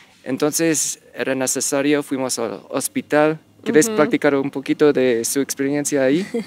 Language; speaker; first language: Spanish; non-native, fluent; English